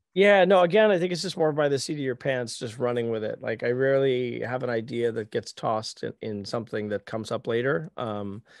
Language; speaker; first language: English; native; English